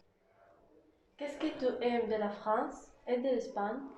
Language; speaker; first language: French; non-native, learner; Spanish